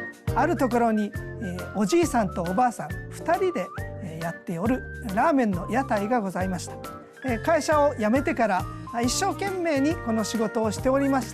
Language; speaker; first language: Japanese; native; Japanese